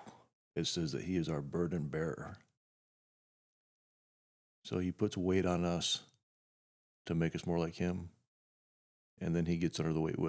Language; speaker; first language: English; native; English